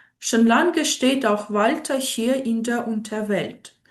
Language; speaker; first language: German; non-native, fluent; Ukrainian